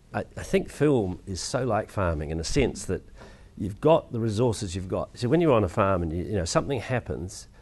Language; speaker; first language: English; native; English